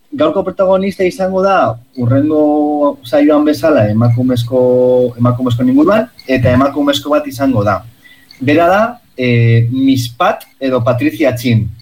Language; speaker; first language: Basque; non-native, local second language; Spanish